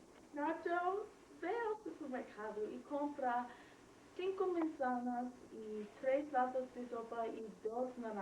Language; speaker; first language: Spanish; non-native, learner; English